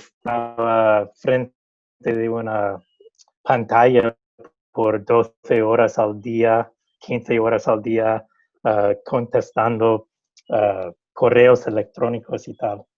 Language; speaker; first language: Spanish; non-native, fluent; English